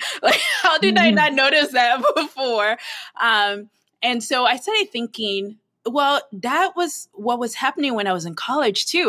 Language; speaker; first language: English; non-native, local second language; Yoruba